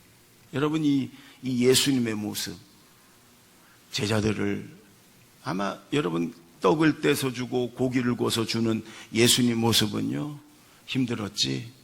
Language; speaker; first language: Korean; native; Korean